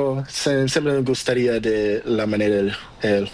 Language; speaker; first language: Spanish; non-native, learner; Portuguese